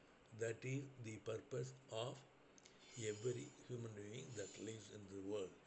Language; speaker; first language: English; non-native, local second language; Tamil